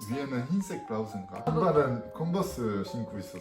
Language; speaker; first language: Korean; non-native, fluent; French